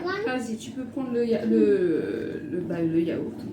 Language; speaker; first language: French; native; French